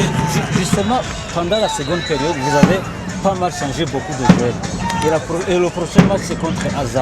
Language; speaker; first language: French; non-native, local second language; Kinyarwanda